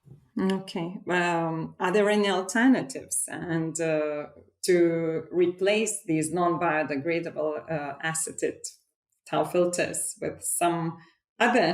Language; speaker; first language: English; non-native, fluent; Lithuanian